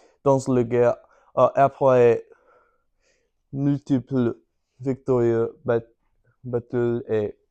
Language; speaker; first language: French; non-native, learner; English